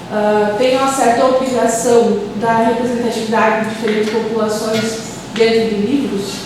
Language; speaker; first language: Portuguese; native; Portuguese